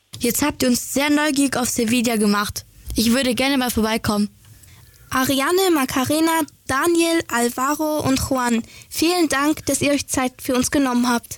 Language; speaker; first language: German; native; German